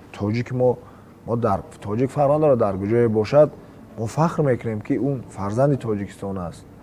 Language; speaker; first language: Tajik; native; Tajik